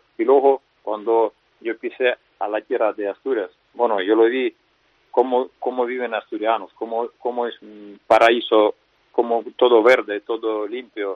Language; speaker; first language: Spanish; non-native, fluent; Russian